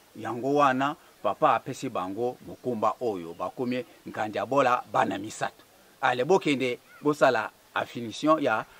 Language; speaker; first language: Lingala; non-native, local second language; Kongo